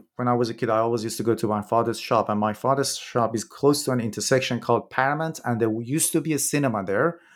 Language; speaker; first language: English; non-native, fluent; Persian